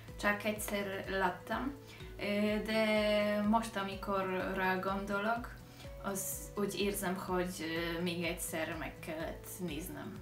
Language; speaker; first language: Hungarian; non-native, learner; Polish